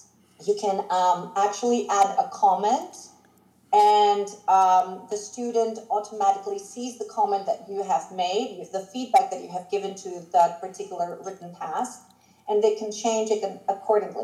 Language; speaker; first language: English; non-native, fluent; Greek